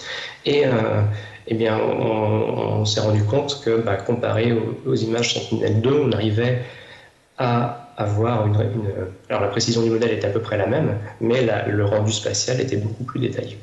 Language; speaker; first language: French; native; French